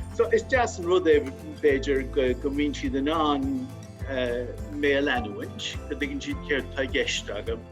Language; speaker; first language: Irish; non-native, local second language; English